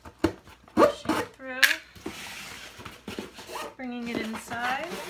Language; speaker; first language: English; native; English